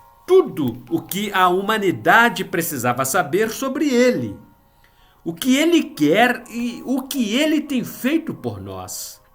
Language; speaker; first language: Portuguese; native; Portuguese